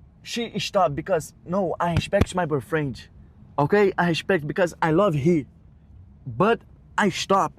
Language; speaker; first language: English; non-native, learner; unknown